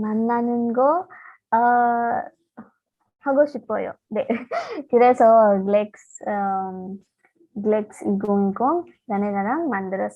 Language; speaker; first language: Korean; non-native, learner; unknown